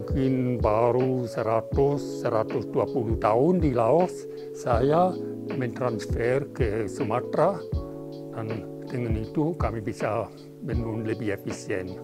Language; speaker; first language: Indonesian; non-native, fluent; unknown